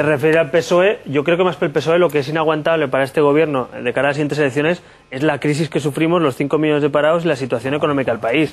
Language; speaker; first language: Spanish; native; Spanish